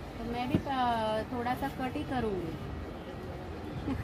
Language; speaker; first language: Hindi; non-native, local second language; Marathi